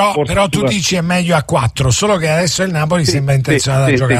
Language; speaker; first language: Italian; native; Italian